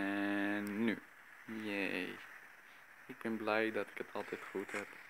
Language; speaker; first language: Dutch; native; Dutch